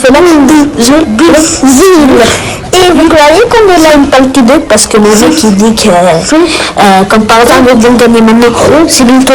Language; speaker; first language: French; native; French